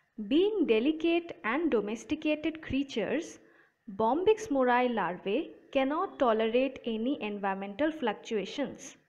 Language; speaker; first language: English; non-native, local second language; Bangla